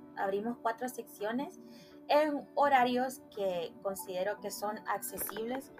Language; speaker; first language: Spanish; native; Spanish